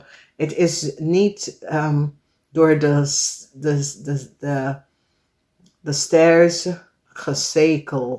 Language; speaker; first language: Dutch; non-native, learner; English